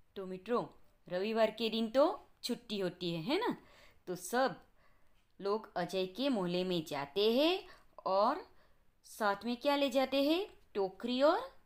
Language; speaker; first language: Hindi; non-native, local second language; Gujarati